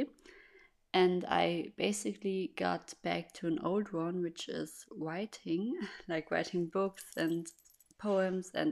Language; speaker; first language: English; non-native, fluent; German